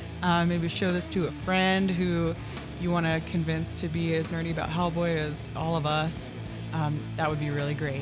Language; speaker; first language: English; native; English